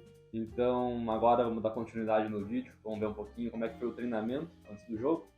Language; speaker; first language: Portuguese; native; Portuguese